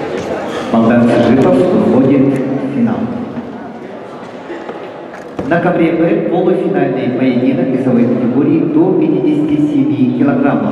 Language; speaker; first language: Russian; native; Russian